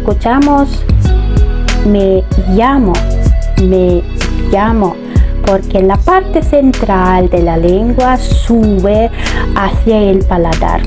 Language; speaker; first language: Spanish; non-native, fluent; Russian